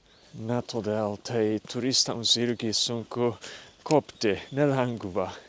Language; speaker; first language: Lithuanian; non-native, fluent; Japanese